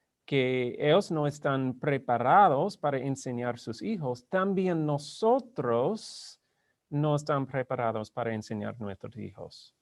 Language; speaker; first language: Spanish; non-native, learner; English